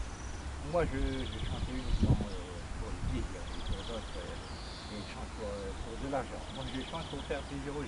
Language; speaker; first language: French; non-native, local second language; Kabyle